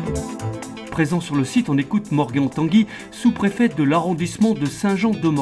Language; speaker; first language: French; native; French